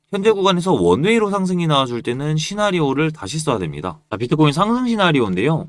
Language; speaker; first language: Korean; native; Korean